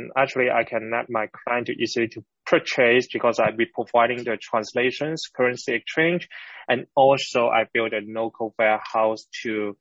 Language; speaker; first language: English; non-native, local second language; Cantonese